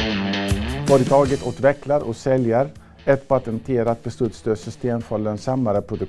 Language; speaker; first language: Swedish; non-native, fluent; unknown